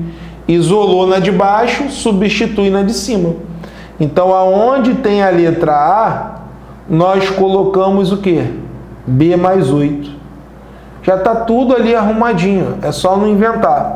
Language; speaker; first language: Portuguese; native; Portuguese